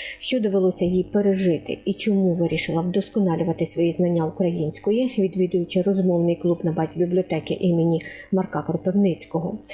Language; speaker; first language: Ukrainian; native; Ukrainian